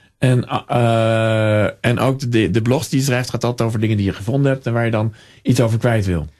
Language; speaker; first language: Dutch; native; Dutch